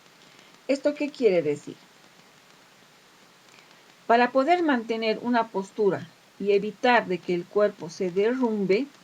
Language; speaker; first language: Spanish; native; Spanish